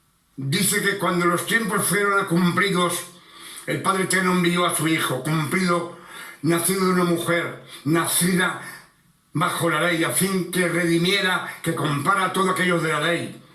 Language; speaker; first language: Spanish; non-native, fluent; French